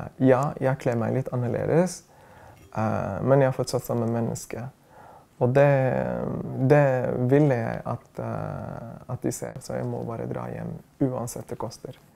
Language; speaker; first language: Norwegian; non-native, fluent; Arabic